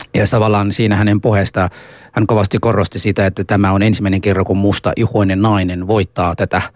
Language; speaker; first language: Finnish; early bilingual, other home language; Somali